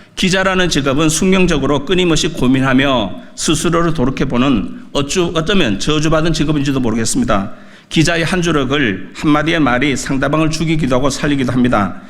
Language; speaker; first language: Korean; native; Korean